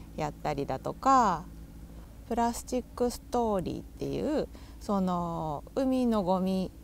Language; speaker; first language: Japanese; native; Japanese